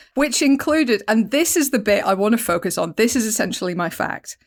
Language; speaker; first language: English; native; English